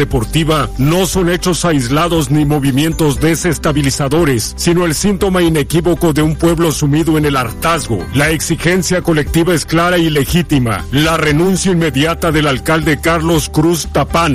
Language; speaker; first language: Spanish; native; Spanish